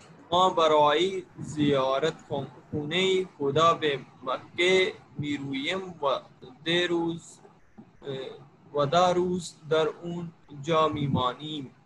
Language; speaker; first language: Persian; non-native, learner; Urdu